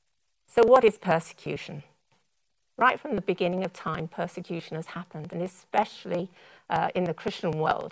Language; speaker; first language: English; native; English